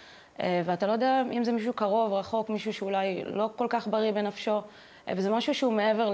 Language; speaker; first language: Hebrew; native; Hebrew